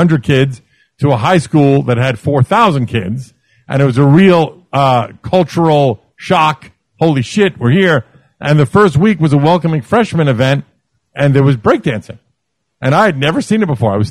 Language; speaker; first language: English; native; English